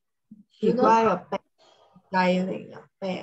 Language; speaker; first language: Chinese; non-native, learner; Thai